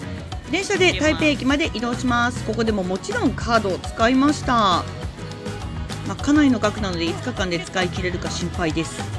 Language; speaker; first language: Japanese; native; Japanese